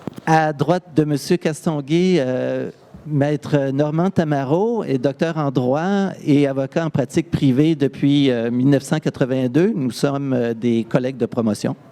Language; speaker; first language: French; native; French